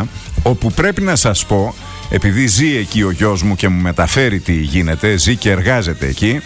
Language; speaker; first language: Greek; native; Greek